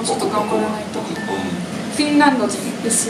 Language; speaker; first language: Japanese; non-native, fluent; English